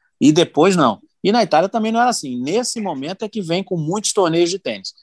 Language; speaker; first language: Portuguese; native; Portuguese